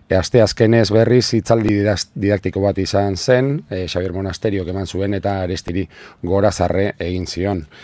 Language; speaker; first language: Basque; native; Basque